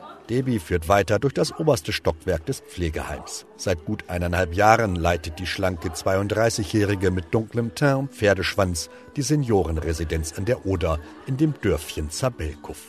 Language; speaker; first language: German; native; German